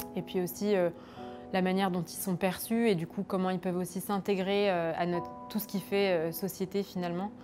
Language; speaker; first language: French; native; French